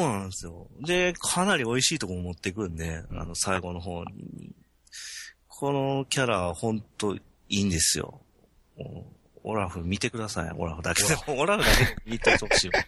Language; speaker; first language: Japanese; native; Japanese